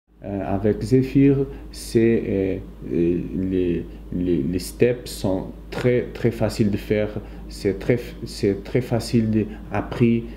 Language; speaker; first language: French; non-native, fluent; Portuguese